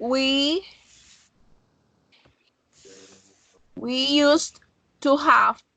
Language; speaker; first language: English; non-native, learner; Spanish